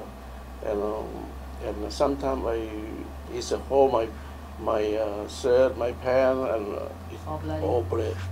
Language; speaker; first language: English; non-native, learner; Lao